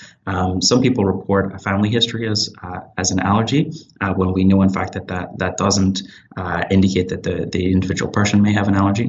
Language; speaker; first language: English; native; English